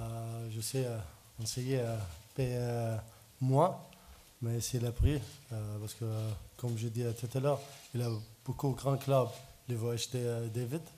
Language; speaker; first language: French; non-native, learner; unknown